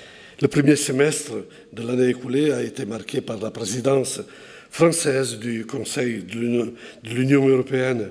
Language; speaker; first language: French; non-native, fluent; Italian